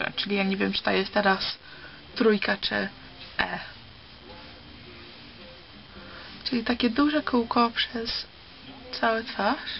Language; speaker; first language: Polish; early bilingual, heritage; Polish